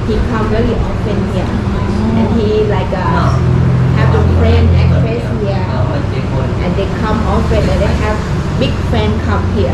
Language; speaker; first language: English; non-native, learner; Thai